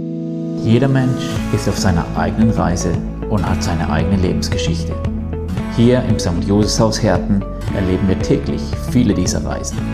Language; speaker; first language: German; native; German